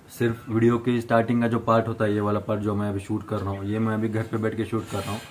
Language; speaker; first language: Hindi; non-native, local second language; Marathi